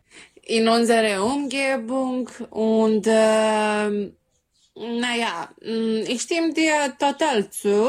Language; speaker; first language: German; non-native, learner; Serbian